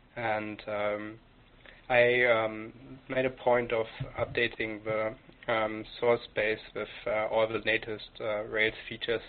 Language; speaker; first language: English; non-native, fluent; German